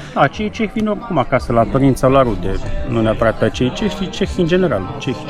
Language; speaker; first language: Romanian; non-native, local second language; Czech